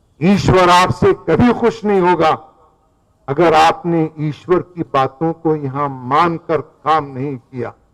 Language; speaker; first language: Urdu; native; Urdu